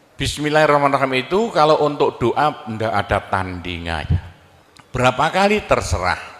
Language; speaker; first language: Indonesian; non-native, local second language; Javanese